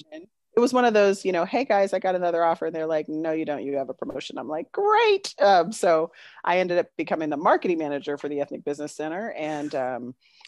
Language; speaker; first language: English; native; English